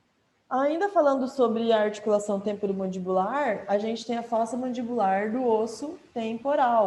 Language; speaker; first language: Portuguese; native; Portuguese